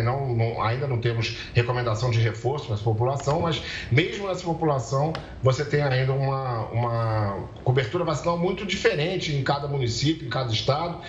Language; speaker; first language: Portuguese; native; Portuguese